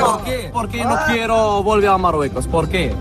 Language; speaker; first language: Spanish; non-native, learner; Arabic